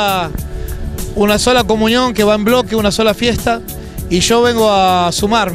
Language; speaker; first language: Spanish; native; Spanish